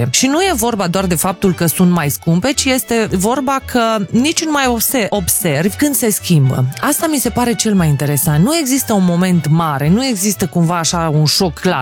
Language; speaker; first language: Romanian; native; Romanian